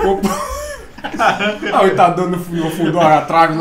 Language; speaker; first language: Portuguese; native; Portuguese